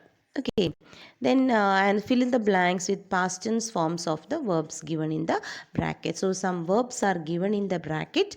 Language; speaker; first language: English; non-native, local second language; Malayalam